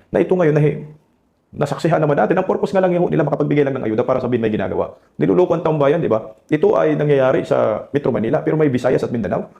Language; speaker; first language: Filipino; non-native, local second language; Cebuano